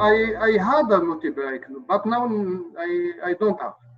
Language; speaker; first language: English; non-native, learner; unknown